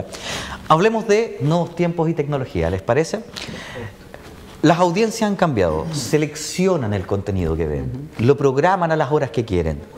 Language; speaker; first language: Spanish; native; Spanish